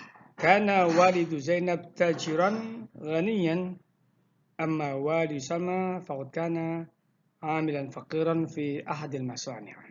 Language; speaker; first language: Arabic; non-native, fluent; Indonesian